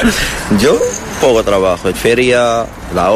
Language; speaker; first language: Spanish; non-native, learner; Arabic